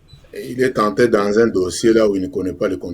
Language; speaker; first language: French; non-native, local second language; Lingala